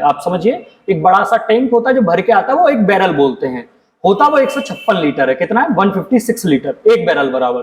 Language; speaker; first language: Hindi; native; Hindi